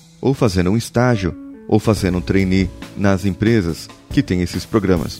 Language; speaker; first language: Portuguese; native; Portuguese